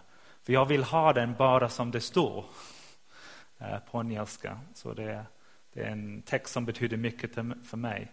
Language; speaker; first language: Swedish; non-native, fluent; English